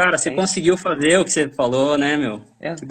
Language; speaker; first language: Portuguese; native; Portuguese